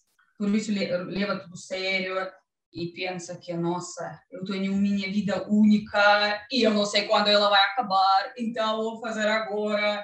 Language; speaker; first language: Portuguese; non-native, learner; Russian